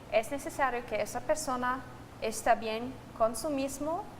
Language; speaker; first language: Spanish; non-native, fluent; German